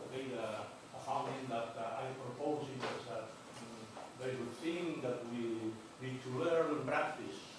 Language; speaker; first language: English; non-native, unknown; Spanish